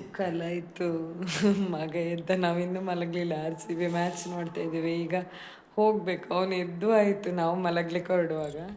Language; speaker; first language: Kannada; native; Kannada